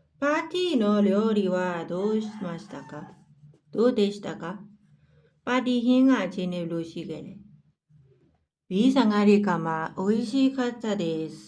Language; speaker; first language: Japanese; non-native, fluent; Burmese